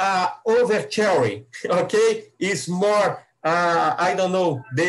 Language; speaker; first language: English; non-native, learner; Portuguese